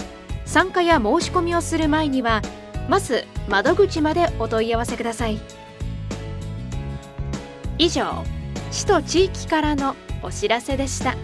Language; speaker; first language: Japanese; native; Japanese